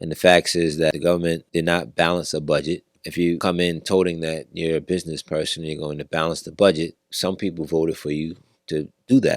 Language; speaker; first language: English; native; English